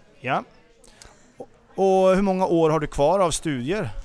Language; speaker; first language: Swedish; native; Swedish